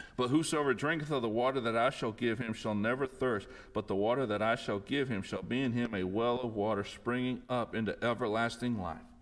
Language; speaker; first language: English; native; English